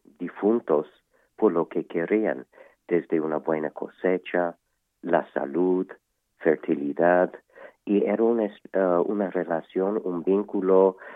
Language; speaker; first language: Spanish; non-native, fluent; English